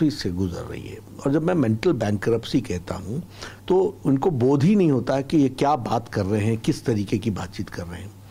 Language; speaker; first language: Hindi; native; Hindi